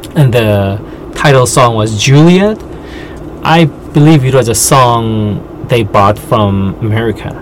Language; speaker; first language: English; non-native, fluent; Korean